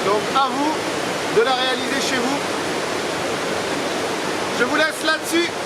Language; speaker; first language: French; native; French